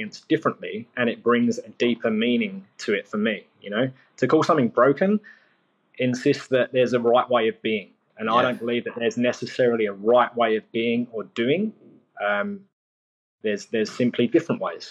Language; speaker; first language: English; native; English